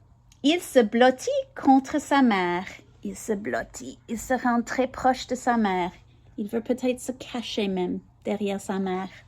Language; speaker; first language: French; non-native, learner; English